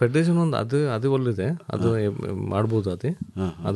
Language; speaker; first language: Kannada; non-native, learner; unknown